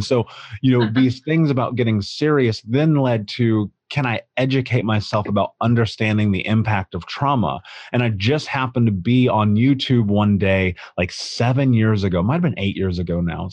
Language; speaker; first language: English; native; English